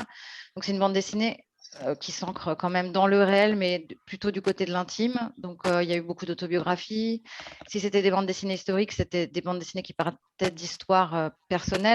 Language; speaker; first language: French; native; French